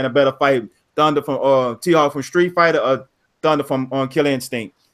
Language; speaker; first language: English; native; English